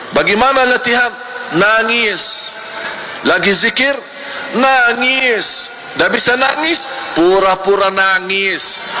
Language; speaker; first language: Malay; non-native, fluent; Arabic